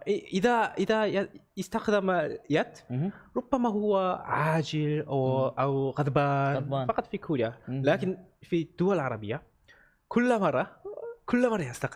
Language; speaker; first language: Arabic; non-native, learner; Korean